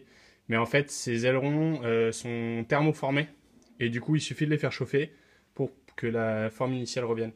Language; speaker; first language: French; native; French